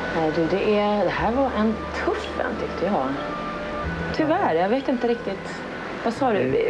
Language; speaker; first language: Swedish; native; Swedish